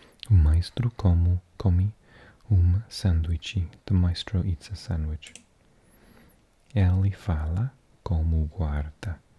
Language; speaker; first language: Portuguese; non-native, learner; English